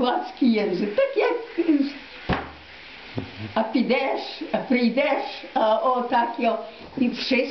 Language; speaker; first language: Polish; non-native, local second language; Ukrainian